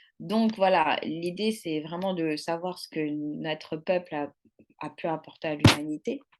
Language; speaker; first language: French; non-native, local second language; Arabic